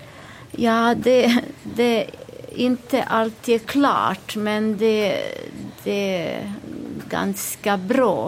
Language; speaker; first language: Swedish; non-native, fluent; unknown